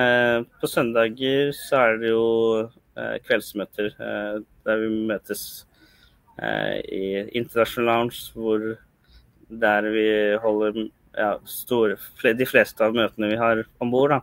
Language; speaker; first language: Norwegian; early bilingual, other home language; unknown